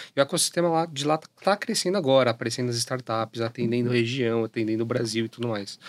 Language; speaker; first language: Portuguese; native; Portuguese